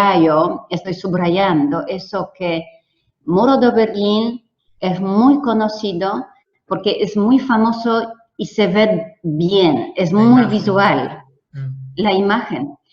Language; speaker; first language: Spanish; non-native, fluent; Polish